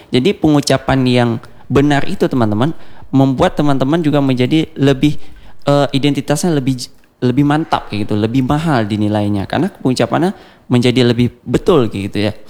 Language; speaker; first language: Indonesian; non-native, local second language; Achinese